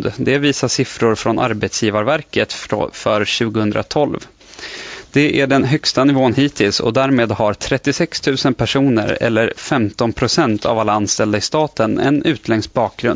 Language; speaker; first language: Swedish; native; Swedish